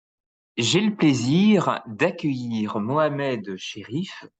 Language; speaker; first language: French; native; French